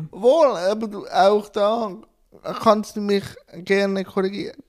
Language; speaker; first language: German; native; German